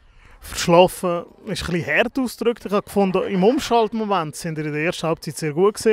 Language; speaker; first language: German; native; German